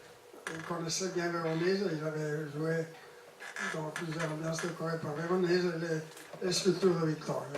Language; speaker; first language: French; non-native, fluent; Italian